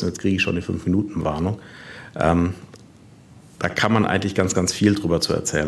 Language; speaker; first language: German; native; German